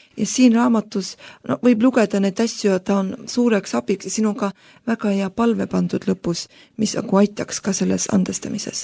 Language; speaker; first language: Estonian; non-native, local second language; Russian